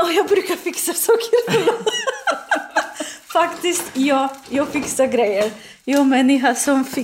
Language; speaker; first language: Swedish; non-native, learner; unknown